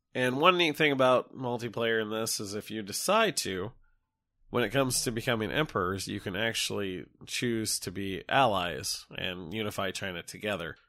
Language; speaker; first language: English; native; English